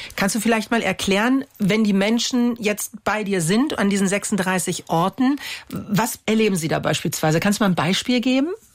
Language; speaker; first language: German; native; German